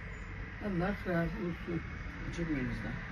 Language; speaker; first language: Turkish; native; Turkish